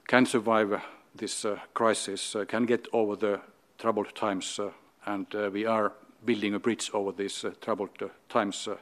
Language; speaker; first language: English; non-native, fluent; Finnish